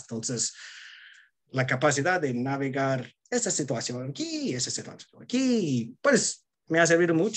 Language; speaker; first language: Spanish; non-native, fluent; English